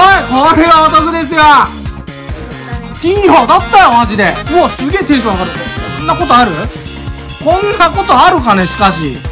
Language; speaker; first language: Japanese; native; Japanese